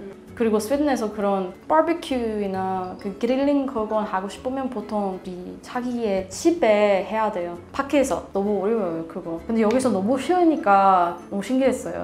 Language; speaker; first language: Korean; non-native, learner; Swedish